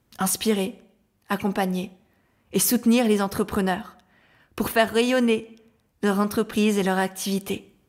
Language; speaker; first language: French; native; French